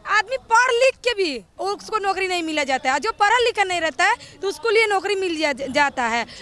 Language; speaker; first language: Hindi; native; Hindi